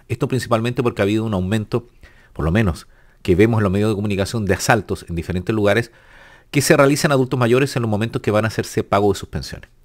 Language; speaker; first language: Spanish; native; Spanish